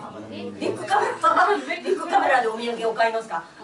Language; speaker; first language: Japanese; non-native, fluent; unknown